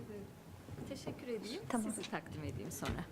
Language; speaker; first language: Turkish; native; Turkish